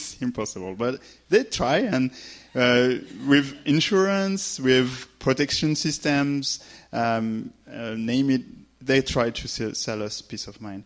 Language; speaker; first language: English; non-native, fluent; French